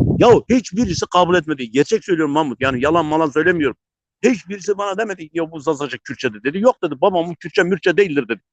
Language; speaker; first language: Turkish; non-native, local second language; Zaza